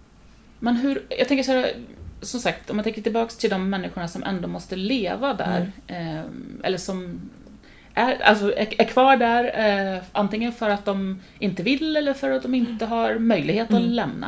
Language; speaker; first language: Swedish; native; Swedish